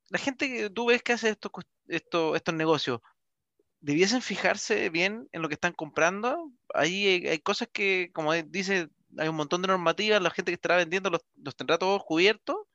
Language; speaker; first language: Spanish; native; Spanish